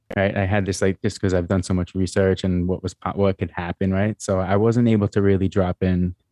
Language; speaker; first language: English; native; English